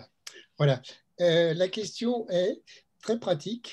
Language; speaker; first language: French; native; French